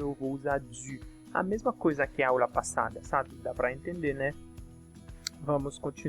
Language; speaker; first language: Portuguese; non-native, fluent; French